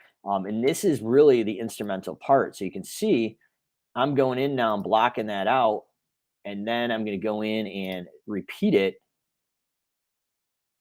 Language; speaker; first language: English; native; English